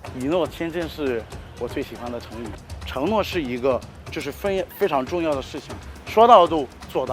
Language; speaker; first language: Chinese; non-native, fluent; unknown